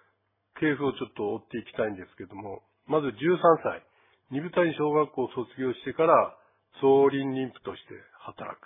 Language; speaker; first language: Japanese; native; Japanese